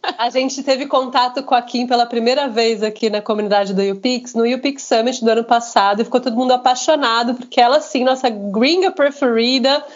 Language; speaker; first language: Portuguese; native; Portuguese